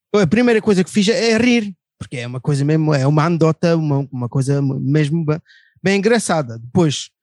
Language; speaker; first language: Portuguese; non-native, fluent; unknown